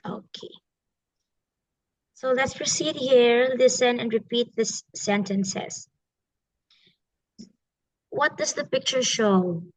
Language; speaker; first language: English; non-native, fluent; Filipino